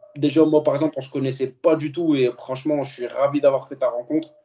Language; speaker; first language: French; native; French